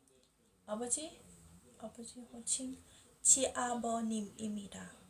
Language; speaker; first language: Korean; non-native, learner; Thai